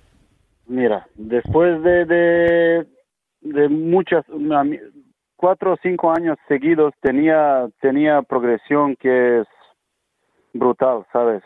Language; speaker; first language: Spanish; non-native, learner; Serbian